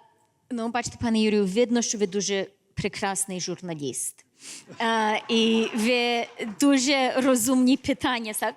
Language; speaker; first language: Ukrainian; early bilingual, heritage; English